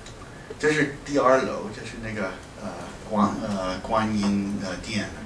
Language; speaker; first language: Chinese; non-native, fluent; English